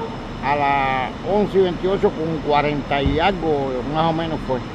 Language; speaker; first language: Spanish; native; Spanish